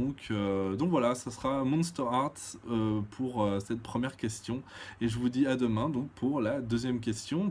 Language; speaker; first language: French; native; French